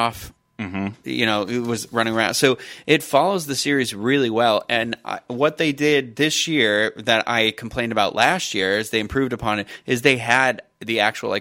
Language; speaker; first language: English; native; English